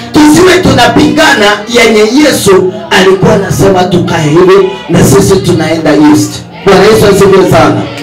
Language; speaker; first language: Swahili; non-native, local second language; Kikuyu